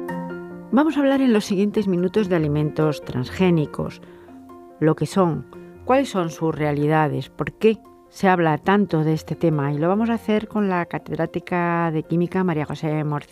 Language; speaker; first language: Spanish; native; Spanish